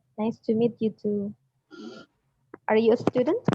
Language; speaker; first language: English; non-native, learner; Indonesian